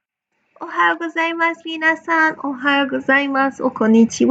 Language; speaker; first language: Japanese; non-native, fluent; English